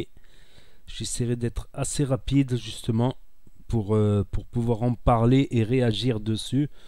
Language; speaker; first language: French; native; French